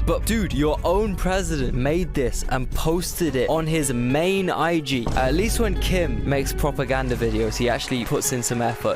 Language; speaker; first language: English; native; English